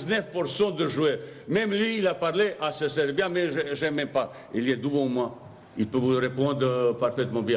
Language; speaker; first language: French; non-native, fluent; Bosnian